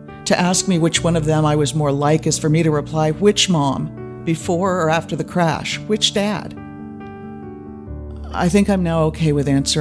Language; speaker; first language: English; native; English